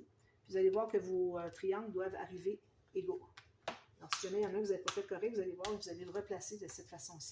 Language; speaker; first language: French; native; French